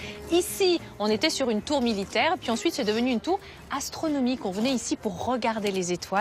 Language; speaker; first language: French; native; French